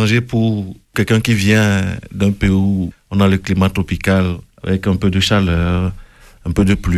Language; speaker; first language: French; non-native, local second language; Ewe